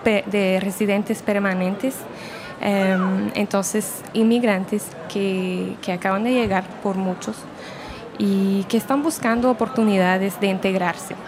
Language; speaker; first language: Spanish; non-native, fluent; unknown